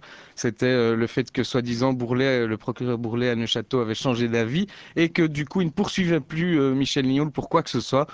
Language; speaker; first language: French; native; French